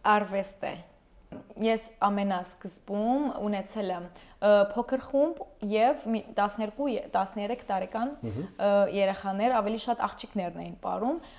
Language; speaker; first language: Armenian; early bilingual, heritage; Armenian